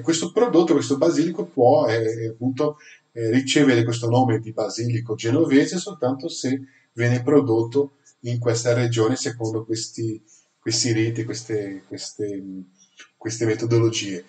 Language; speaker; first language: Italian; non-native, fluent; Portuguese